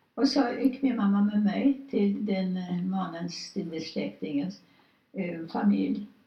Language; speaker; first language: Swedish; non-native, fluent; Polish